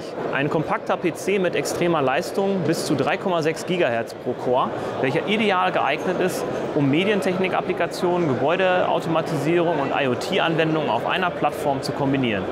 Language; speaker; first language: German; native; German